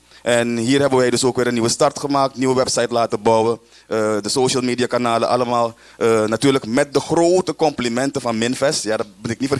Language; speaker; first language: Dutch; native; Dutch